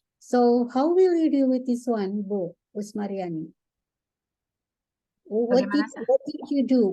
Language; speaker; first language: English; non-native, fluent; Indonesian